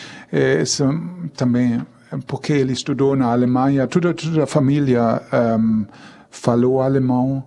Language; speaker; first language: Portuguese; non-native, fluent; German